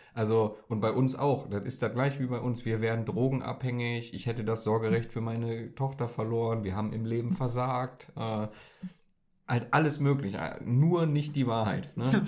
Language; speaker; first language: German; early bilingual, other home language; Turkish